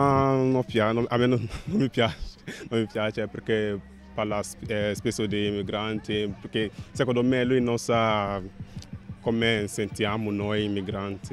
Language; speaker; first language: Italian; non-native, learner; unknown